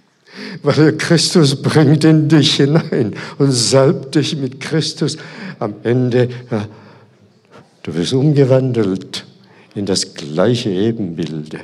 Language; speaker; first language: German; non-native, fluent; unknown